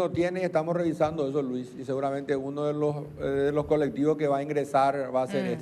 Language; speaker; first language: Spanish; native; Spanish